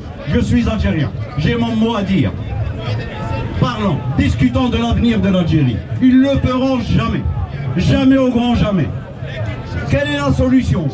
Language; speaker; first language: French; non-native, local second language; Arabic